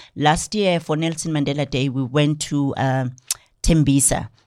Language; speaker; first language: English; non-native, local second language; Zulu